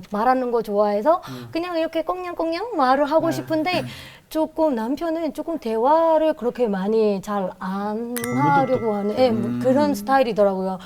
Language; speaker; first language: Korean; non-native, fluent; Burmese